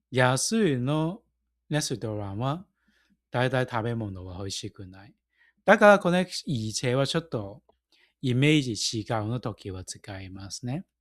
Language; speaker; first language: Japanese; non-native, fluent; Cantonese